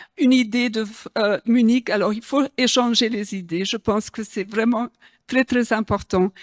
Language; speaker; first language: French; non-native, fluent; German